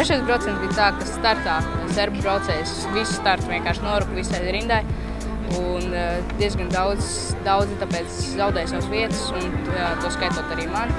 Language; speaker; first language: Latvian; native; Latvian